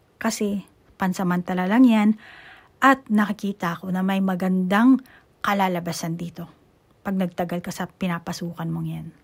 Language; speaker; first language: Filipino; native; Filipino